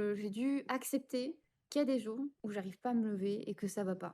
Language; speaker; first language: French; native; French